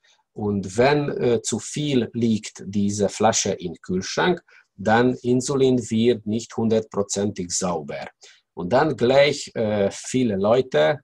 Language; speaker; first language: German; non-native, learner; Hungarian